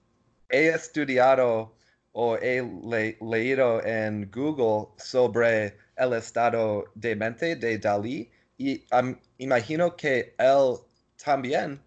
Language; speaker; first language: Spanish; non-native, learner; English